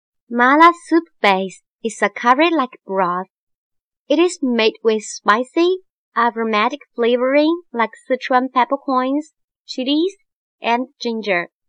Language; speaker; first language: English; non-native, fluent; Chinese